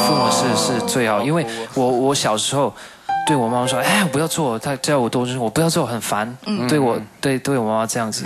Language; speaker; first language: Chinese; early bilingual, heritage; Chinese